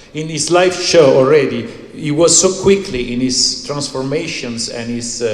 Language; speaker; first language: English; non-native, fluent; Italian